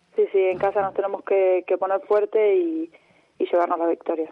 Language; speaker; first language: Spanish; native; Spanish